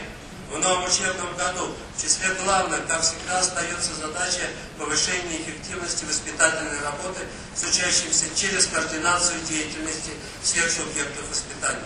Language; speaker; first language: Russian; native; Russian